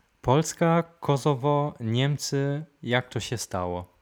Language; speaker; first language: Polish; non-native, fluent; German